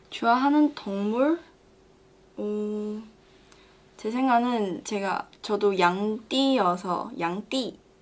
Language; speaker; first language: Korean; non-native, learner; Chinese